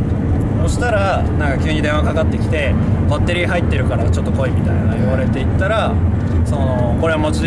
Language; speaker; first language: Japanese; native; Japanese